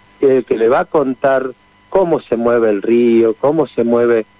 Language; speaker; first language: Spanish; native; Spanish